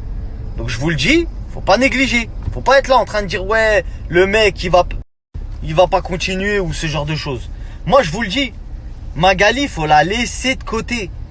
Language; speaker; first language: French; native; French